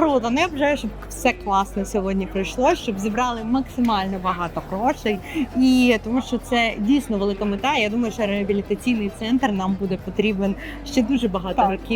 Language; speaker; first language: Ukrainian; native; Ukrainian